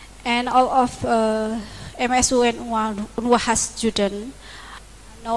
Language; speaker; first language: English; non-native, learner; Indonesian